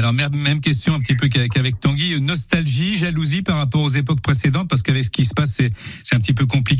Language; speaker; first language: French; native; French